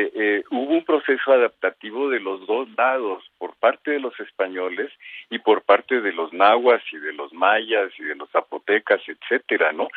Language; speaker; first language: Spanish; native; Spanish